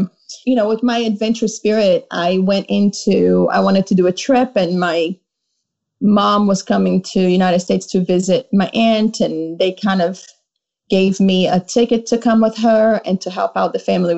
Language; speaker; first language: English; non-native, fluent; Portuguese